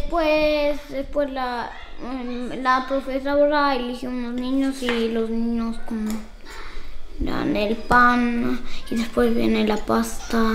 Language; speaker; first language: Spanish; early bilingual, heritage; Spanish